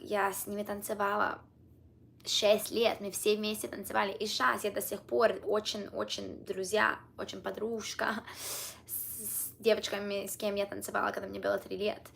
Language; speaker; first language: Russian; early bilingual, heritage; Russian